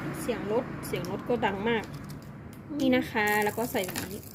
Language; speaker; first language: Thai; native; Thai